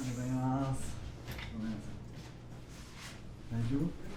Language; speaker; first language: Japanese; non-native, learner; French